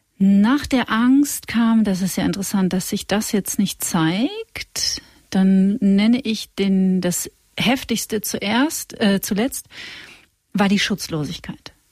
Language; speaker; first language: German; native; German